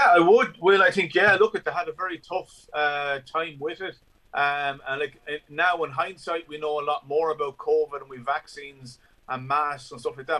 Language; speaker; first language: English; native; English